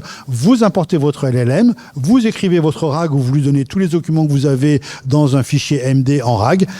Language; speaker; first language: French; native; French